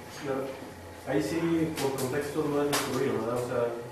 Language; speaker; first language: Spanish; native; Spanish